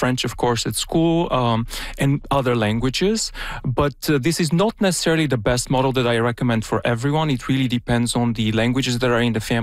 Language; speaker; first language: English; non-native, fluent; Bulgarian